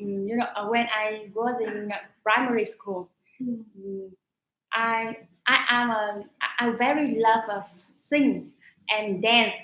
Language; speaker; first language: English; non-native, learner; Vietnamese